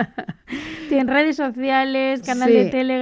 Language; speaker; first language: Spanish; native; Spanish